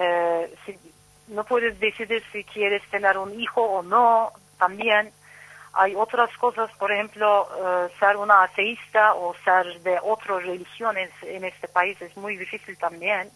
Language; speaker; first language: Spanish; non-native, fluent; Turkish